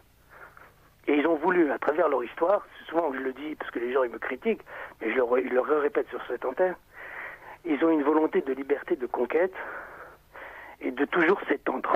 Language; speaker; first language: French; native; French